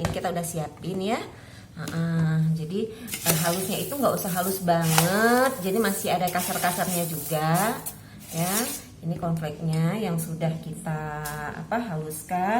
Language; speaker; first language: Indonesian; native; Indonesian